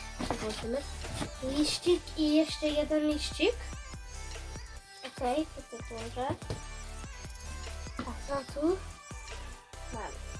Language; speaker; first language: Polish; early bilingual, heritage; Polish